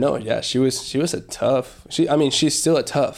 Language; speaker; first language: English; non-native, fluent; Spanish